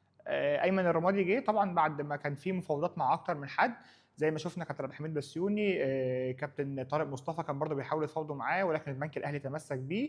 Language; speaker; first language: Arabic; native; Arabic